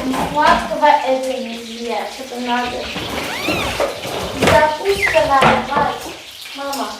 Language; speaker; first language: Russian; non-native, learner; Armenian